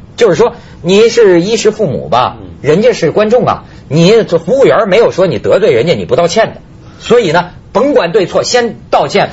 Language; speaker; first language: Chinese; native; Chinese